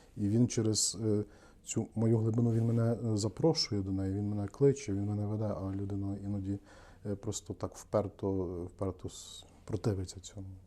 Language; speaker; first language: Ukrainian; native; Ukrainian